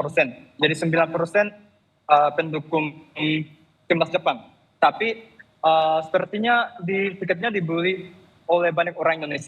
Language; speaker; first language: Indonesian; non-native, fluent; Japanese